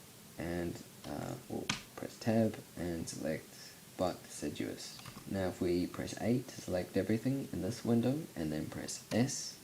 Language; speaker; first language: English; native; English